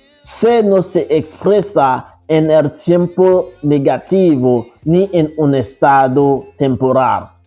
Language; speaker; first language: Spanish; non-native, fluent; Haitian Creole